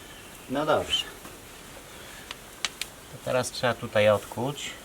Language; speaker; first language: Polish; native; Polish